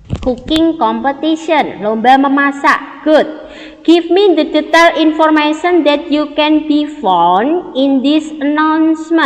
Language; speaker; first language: English; non-native, learner; Indonesian